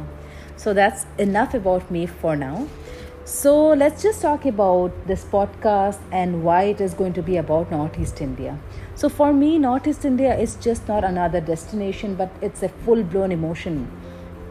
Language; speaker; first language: English; non-native, local second language; Assamese